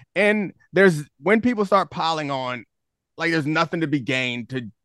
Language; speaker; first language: English; native; English